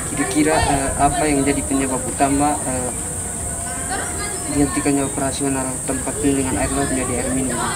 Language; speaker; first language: Indonesian; native; Indonesian